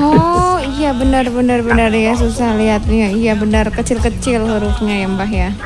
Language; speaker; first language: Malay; non-native, local second language; Javanese